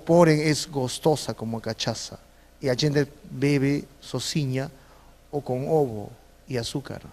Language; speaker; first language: Portuguese; non-native, fluent; Spanish